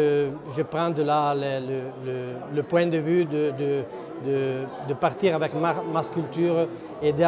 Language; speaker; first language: French; non-native, local second language; Italian